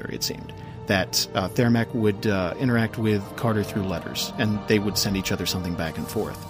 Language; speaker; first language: English; native; English